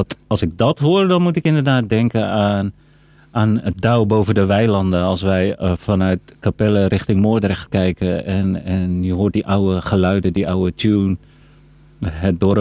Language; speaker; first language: Dutch; early bilingual, other home language; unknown